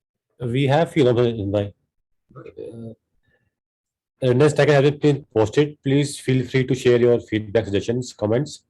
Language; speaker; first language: English; non-native, local second language; Hindi